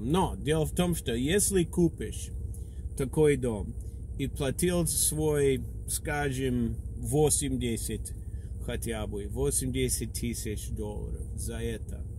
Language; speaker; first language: Russian; non-native, learner; English